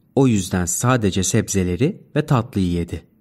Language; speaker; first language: Turkish; native; Turkish